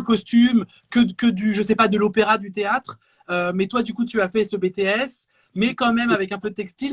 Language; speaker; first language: French; native; French